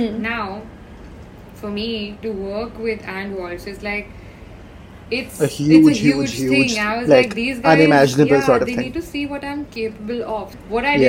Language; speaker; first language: English; non-native, local second language; Hindi